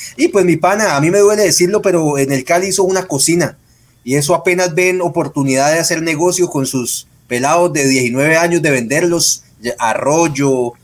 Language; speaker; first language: Spanish; native; Spanish